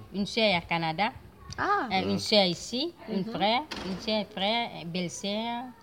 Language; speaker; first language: French; non-native, local second language; Morisyen